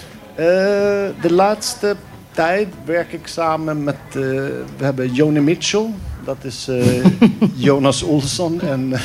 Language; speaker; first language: Dutch; non-native, fluent; Swedish